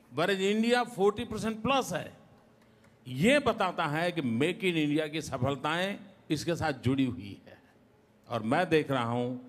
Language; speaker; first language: Hindi; non-native, local second language; Gujarati